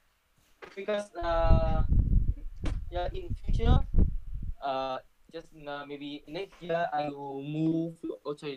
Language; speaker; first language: English; non-native, learner; Vietnamese